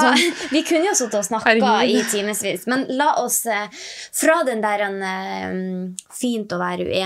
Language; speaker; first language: Norwegian; native; Norwegian